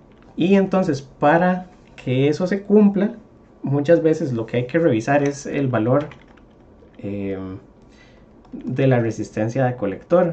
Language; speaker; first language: Spanish; native; Spanish